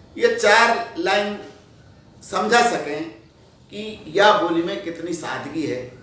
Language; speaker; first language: Hindi; native; Hindi